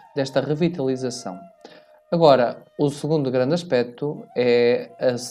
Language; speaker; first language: Portuguese; native; Portuguese